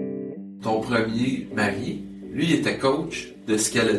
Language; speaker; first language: French; native; French